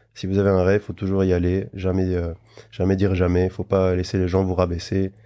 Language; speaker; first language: French; native; French